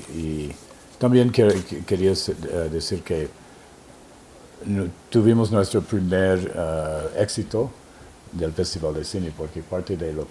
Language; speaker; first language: Spanish; non-native, fluent; English